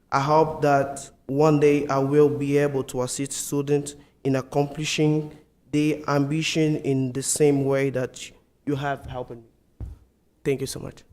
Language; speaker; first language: English; non-native, fluent; Portuguese